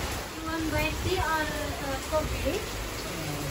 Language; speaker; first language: English; non-native, learner; Indonesian